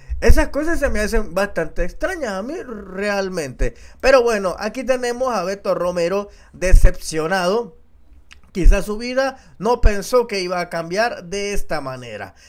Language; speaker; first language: Spanish; native; Spanish